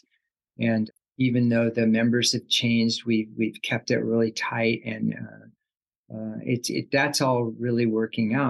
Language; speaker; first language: English; native; English